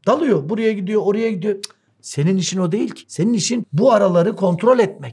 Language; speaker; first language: Turkish; native; Turkish